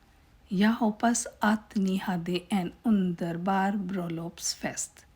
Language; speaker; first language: Swedish; non-native, learner; Urdu